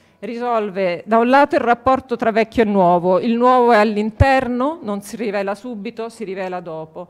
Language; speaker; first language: Italian; native; Italian